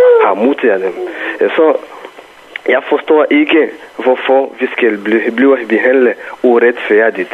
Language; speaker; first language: Danish; non-native, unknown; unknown